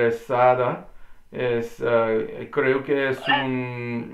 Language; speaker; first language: Spanish; non-native, learner; English